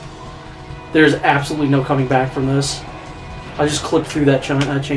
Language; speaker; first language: English; native; English